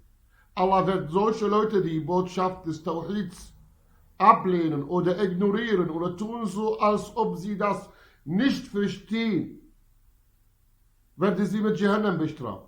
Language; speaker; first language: German; non-native, fluent; Arabic